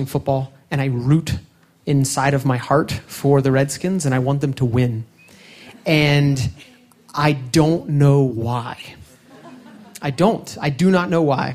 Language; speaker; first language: English; native; English